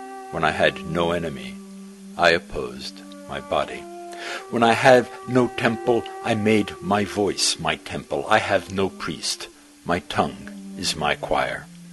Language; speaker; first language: English; native; English